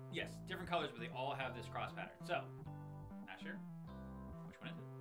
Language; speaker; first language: English; native; English